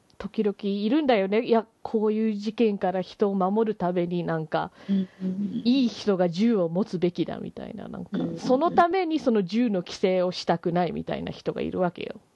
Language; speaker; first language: Japanese; native; Japanese